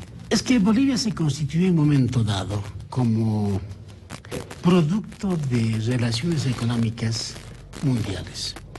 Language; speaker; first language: Spanish; non-native, local second language; Aymara